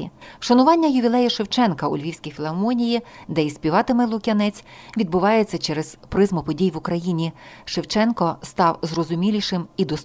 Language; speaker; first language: Ukrainian; native; Ukrainian